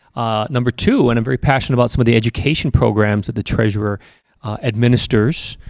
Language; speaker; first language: English; native; English